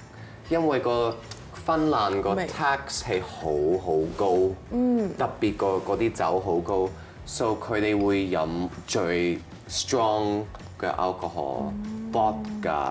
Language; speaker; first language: Cantonese; non-native, local second language; French